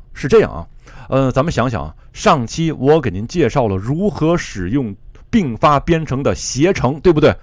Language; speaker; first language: Chinese; native; Chinese